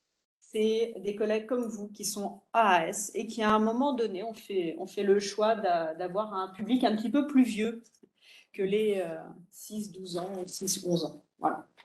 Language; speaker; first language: French; native; French